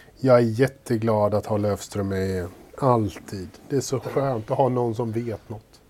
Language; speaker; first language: Swedish; native; Swedish